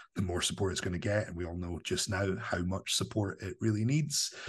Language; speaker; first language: English; native; English